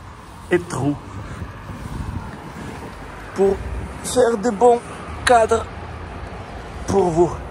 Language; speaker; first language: French; non-native, learner; Russian